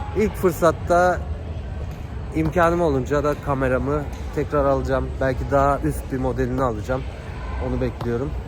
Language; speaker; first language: Turkish; native; Turkish